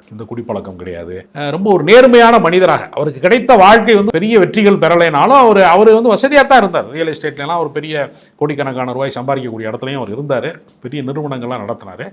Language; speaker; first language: Tamil; native; Tamil